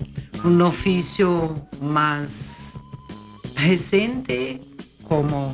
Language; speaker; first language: Spanish; non-native, fluent; Portuguese